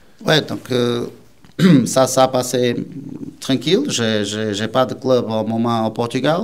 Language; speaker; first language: French; non-native, learner; Portuguese